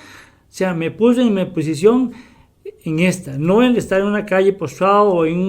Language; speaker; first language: Spanish; native; Spanish